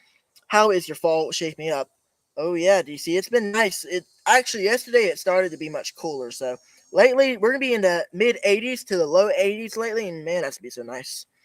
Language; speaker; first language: English; native; English